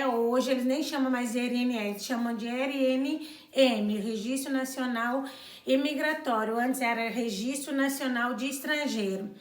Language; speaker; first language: Portuguese; non-native, local second language; Kabuverdianu